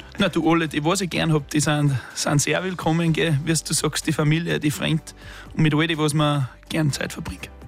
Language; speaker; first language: German; native; German